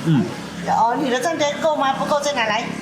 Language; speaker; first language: Chinese; early bilingual, heritage; Chinese